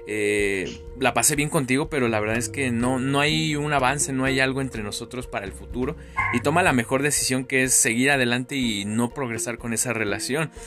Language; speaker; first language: Spanish; native; Spanish